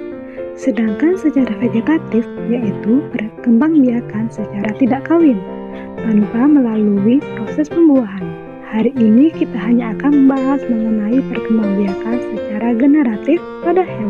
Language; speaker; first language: Indonesian; native; Indonesian